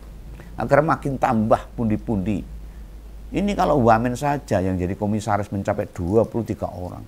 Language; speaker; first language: Indonesian; native; Indonesian